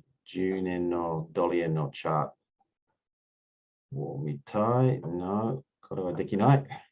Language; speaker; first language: Japanese; non-native, learner; English